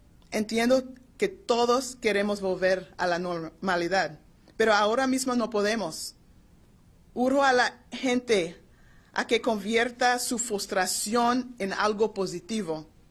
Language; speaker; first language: Spanish; non-native, learner; English